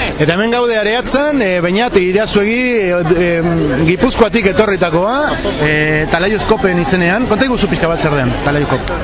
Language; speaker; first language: Basque; native; Basque